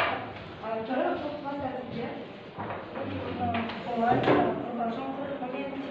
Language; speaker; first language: Russian; non-native, local second language; Kazakh